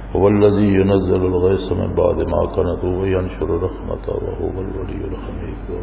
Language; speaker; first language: Urdu; non-native, local second language; Punjabi